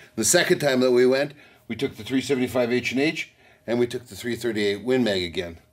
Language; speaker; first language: English; native; English